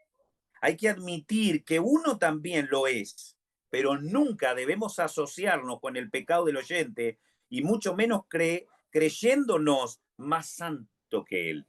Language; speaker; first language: Spanish; native; Spanish